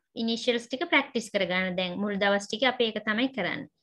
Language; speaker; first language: English; non-native, local second language; Sinhala